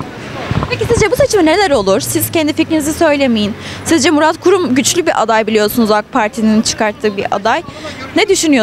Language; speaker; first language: Turkish; native; Turkish